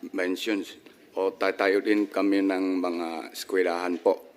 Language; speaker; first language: Filipino; non-native, learner; Chinese